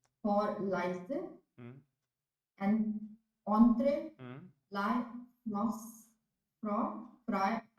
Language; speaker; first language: French; non-native, learner; Hindi